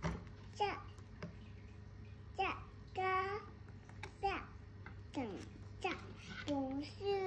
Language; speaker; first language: Chinese; non-native, local second language; Cantonese